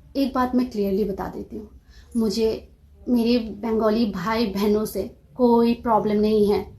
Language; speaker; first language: Hindi; non-native, local second language; Kok Borok